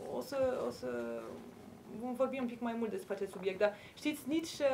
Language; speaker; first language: Romanian; non-native, fluent; French